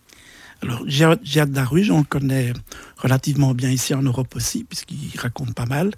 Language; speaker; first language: French; native; French